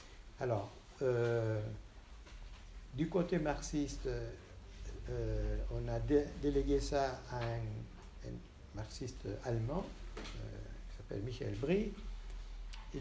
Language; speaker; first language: French; non-native, fluent; Portuguese